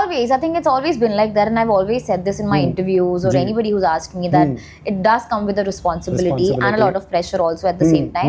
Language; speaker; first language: English; non-native, local second language; Hindi